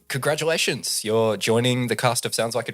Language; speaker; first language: English; native; English